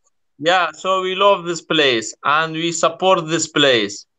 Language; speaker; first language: English; non-native, learner; Kurdish